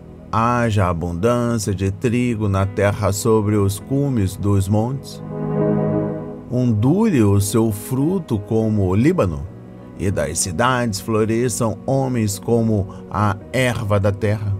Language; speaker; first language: Portuguese; native; Portuguese